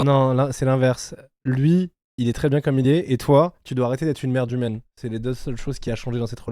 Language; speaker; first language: French; native; French